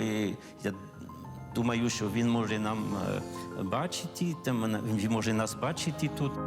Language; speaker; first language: Ukrainian; non-native, learner; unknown